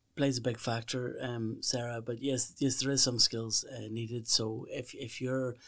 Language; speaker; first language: English; native; English